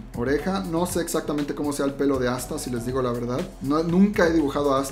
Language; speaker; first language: Spanish; native; Spanish